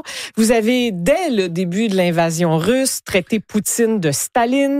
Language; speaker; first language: French; native; French